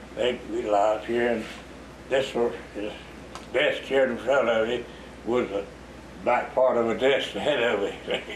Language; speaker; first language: English; native; English